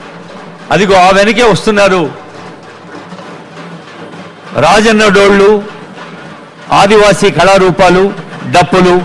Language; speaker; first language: Telugu; native; Telugu